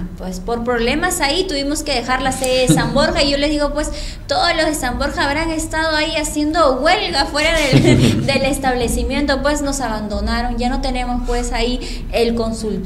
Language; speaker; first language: Spanish; native; Spanish